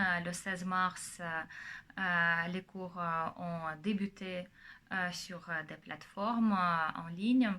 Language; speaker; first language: French; non-native, fluent; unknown